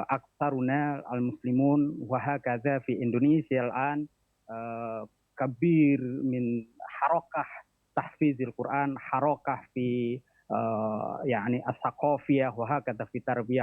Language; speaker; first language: Arabic; non-native, learner; Indonesian